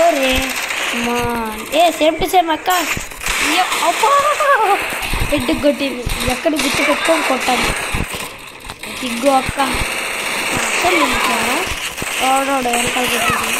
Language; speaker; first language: Telugu; native; Telugu